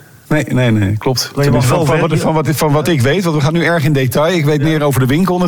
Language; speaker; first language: Dutch; native; Dutch